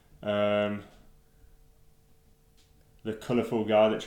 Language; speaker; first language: English; native; English